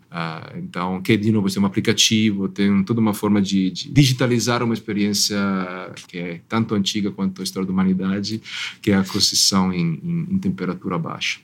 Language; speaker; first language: Portuguese; non-native, fluent; Italian